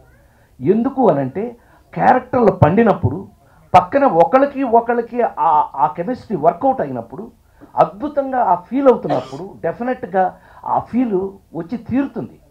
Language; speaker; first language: Telugu; native; Telugu